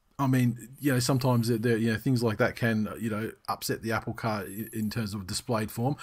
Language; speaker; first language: English; native; English